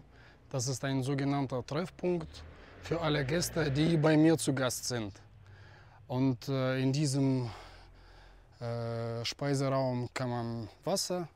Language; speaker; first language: German; non-native, fluent; Russian